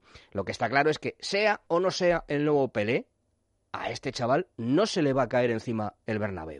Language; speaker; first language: Spanish; native; Spanish